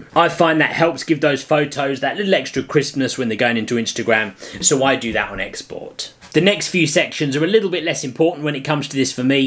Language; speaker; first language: English; native; English